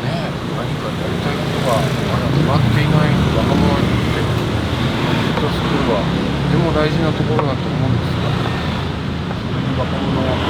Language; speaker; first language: Japanese; native; Japanese